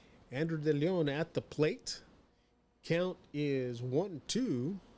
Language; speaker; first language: English; native; English